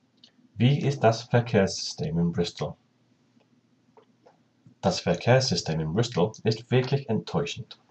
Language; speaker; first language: German; non-native, learner; English